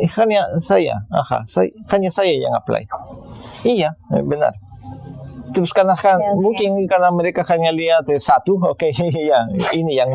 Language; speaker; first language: Indonesian; non-native, fluent; Spanish